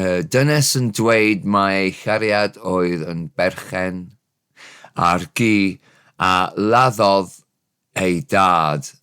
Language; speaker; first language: Welsh; non-native, learner; English